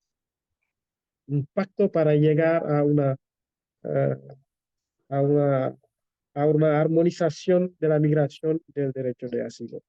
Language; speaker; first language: Spanish; non-native, fluent; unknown